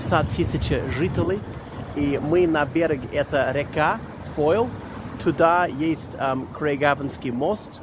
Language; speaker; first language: Russian; non-native, learner; English